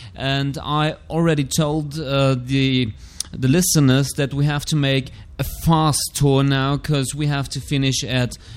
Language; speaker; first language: English; non-native, fluent; German